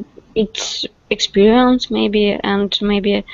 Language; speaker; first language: English; non-native, learner; Russian